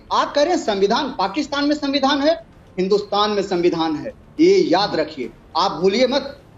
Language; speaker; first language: Hindi; native; Hindi